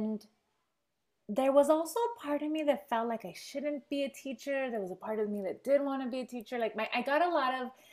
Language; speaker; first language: English; native; English